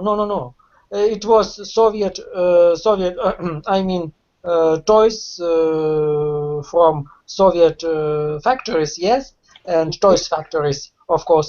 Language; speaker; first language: English; non-native, learner; Russian